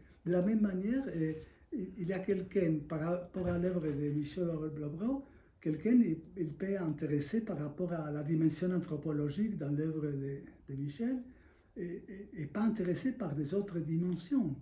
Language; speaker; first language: French; non-native, fluent; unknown